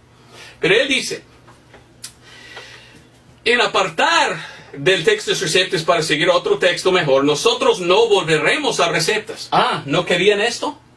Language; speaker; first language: Spanish; non-native, fluent; English